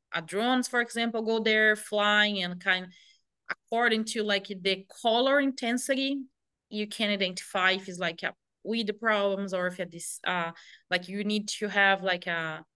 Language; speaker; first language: English; non-native, fluent; Portuguese